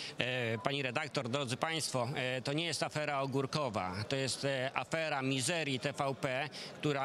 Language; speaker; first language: Polish; native; Polish